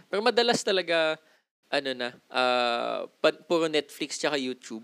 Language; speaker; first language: Filipino; native; Filipino